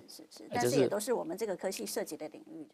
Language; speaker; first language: Chinese; native; Chinese